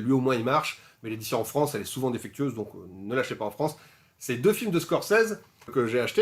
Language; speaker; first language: French; native; French